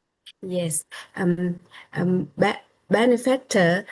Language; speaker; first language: English; non-native, learner; Vietnamese